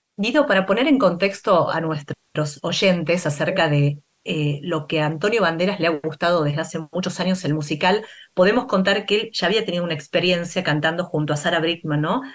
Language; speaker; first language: Spanish; native; Spanish